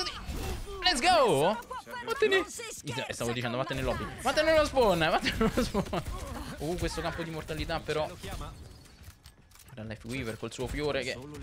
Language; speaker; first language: Italian; native; Italian